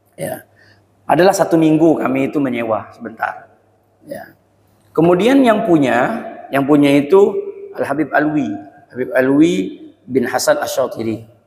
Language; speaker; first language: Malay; native; Malay